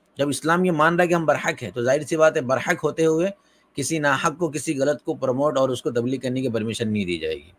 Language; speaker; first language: Urdu; native; Urdu